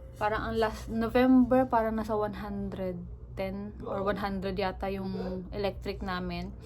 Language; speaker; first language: Filipino; native; Filipino